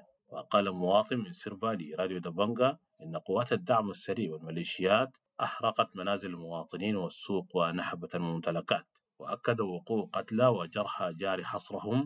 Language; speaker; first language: Arabic; native; Arabic